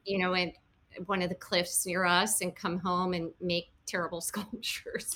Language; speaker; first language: English; native; English